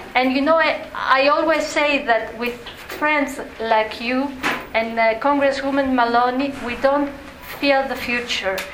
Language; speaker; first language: English; non-native, fluent; Greek